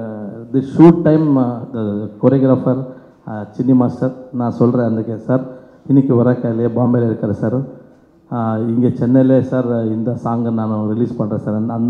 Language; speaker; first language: Tamil; non-native, learner; Kannada